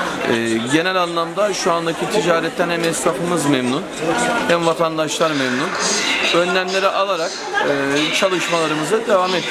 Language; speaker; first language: Turkish; native; Turkish